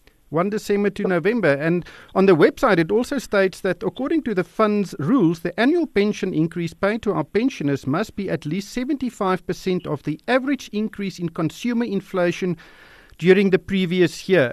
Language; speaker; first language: English; non-native, local second language; Afrikaans